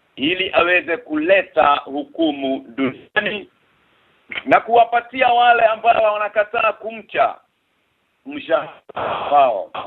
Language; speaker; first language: Swahili; native; Swahili